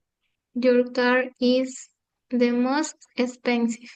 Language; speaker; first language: English; non-native, learner; Spanish